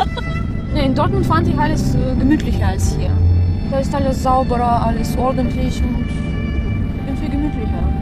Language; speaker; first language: German; non-native, fluent; Russian